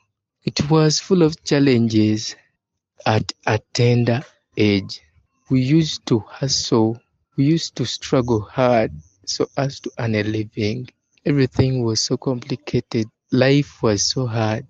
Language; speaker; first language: English; non-native, local second language; Ganda